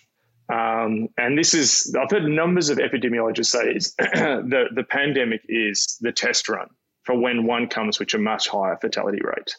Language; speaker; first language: English; native; English